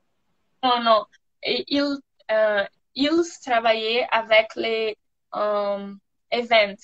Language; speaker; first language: French; non-native, learner; Portuguese